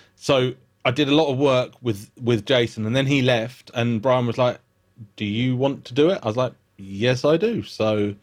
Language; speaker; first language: English; native; English